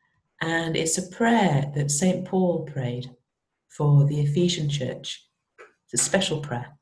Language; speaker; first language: English; native; English